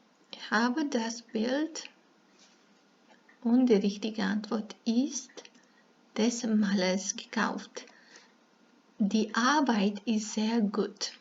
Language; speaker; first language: German; non-native, fluent; Serbian